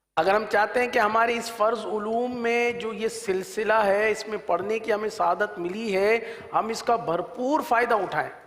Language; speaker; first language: Urdu; native; Urdu